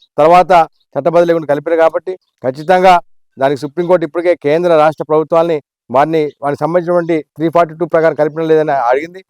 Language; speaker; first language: Telugu; native; Telugu